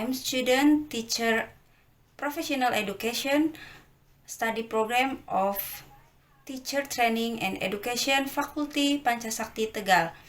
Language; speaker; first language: English; non-native, learner; Indonesian